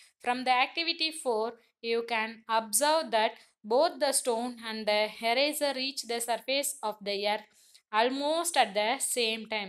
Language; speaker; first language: English; non-native, local second language; Tamil